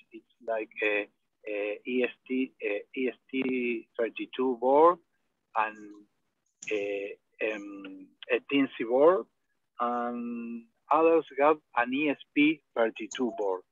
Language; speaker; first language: English; non-native, learner; Spanish